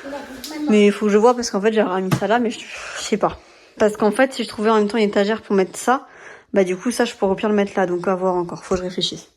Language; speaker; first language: French; native; French